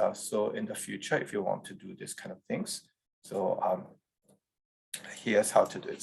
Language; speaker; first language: English; non-native, fluent; Korean